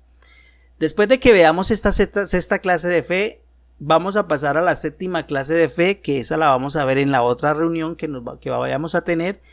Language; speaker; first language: Spanish; native; Spanish